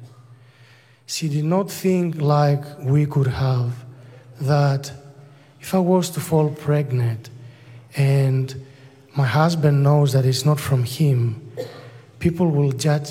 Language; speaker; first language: English; non-native, fluent; Greek